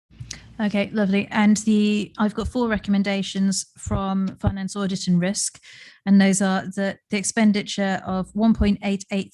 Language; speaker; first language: English; native; English